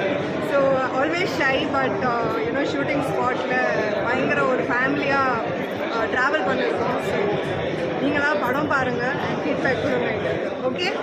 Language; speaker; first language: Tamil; non-native, local second language; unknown